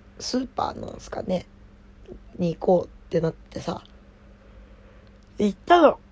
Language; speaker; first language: Japanese; native; Japanese